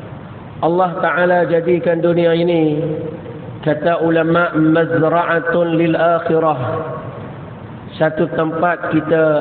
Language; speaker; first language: Malay; native; Malay